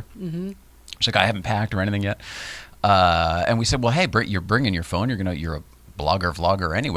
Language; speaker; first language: English; native; English